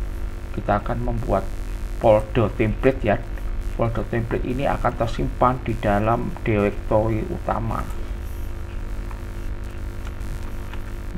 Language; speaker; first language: Indonesian; native; Indonesian